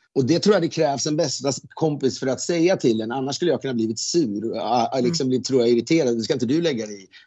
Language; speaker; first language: Swedish; native; Swedish